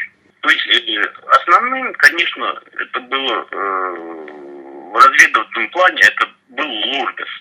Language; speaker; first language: Russian; native; Russian